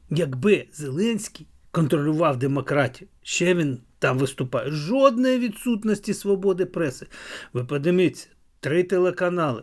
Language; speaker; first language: Ukrainian; native; Ukrainian